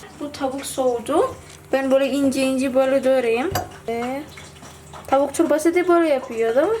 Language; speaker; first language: Turkish; non-native, learner; Indonesian